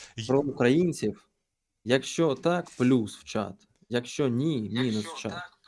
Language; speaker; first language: Ukrainian; non-native, local second language; Russian